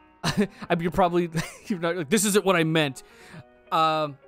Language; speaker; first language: English; native; English